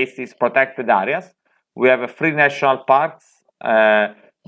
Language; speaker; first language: English; non-native, fluent; Italian